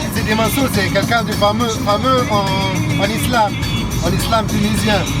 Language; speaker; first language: French; non-native, local second language; Arabic